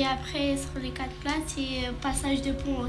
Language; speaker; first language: French; early bilingual, other home language; Romany